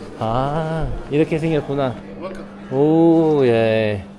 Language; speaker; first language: Korean; native; Korean